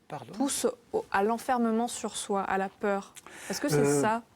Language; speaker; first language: French; native; French